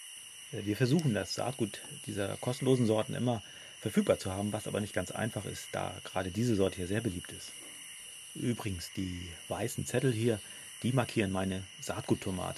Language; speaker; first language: German; native; German